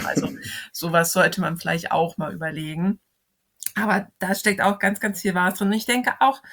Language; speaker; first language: German; native; German